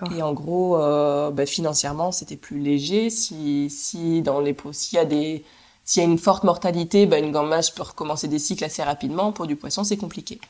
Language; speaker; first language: French; native; French